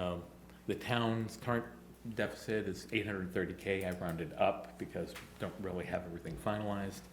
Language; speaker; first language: English; native; English